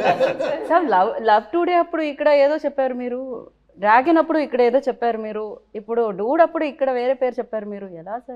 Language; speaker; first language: Telugu; native; Telugu